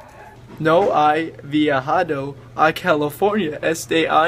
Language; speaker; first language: Spanish; non-native, learner; English